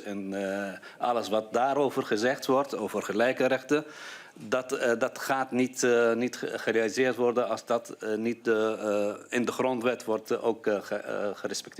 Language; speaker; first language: Dutch; non-native, fluent; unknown